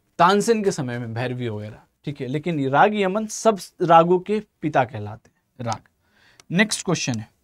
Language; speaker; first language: Hindi; native; Hindi